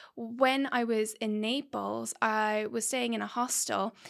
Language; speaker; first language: English; native; English